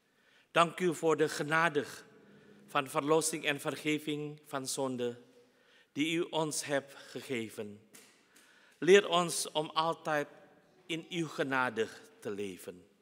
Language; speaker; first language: Dutch; non-native, fluent; Indonesian